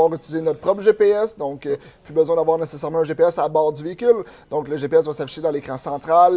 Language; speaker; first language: French; native; French